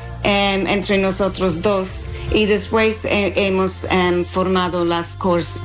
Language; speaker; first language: Spanish; non-native, local second language; English